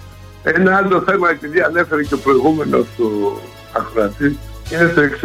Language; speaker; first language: Greek; native; Greek